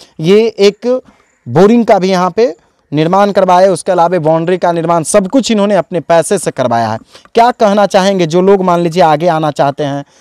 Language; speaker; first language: Hindi; native; Hindi